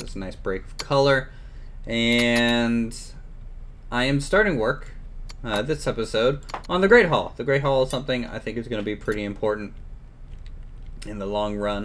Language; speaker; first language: English; native; English